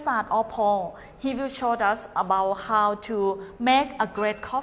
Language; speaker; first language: English; non-native, fluent; Thai